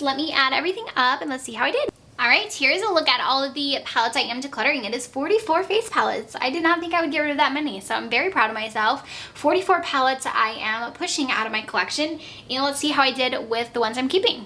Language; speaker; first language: English; native; English